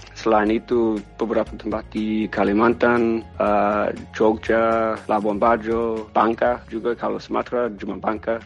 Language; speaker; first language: Indonesian; non-native, fluent; English